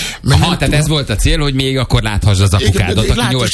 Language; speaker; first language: Hungarian; native; Hungarian